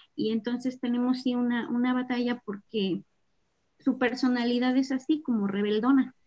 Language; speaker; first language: Spanish; native; Spanish